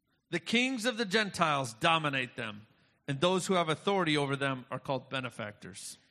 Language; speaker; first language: English; native; English